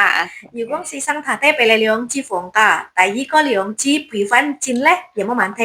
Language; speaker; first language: Cantonese; native; Cantonese